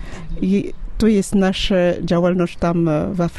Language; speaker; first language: Polish; non-native, learner; French